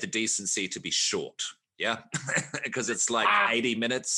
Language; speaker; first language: English; native; English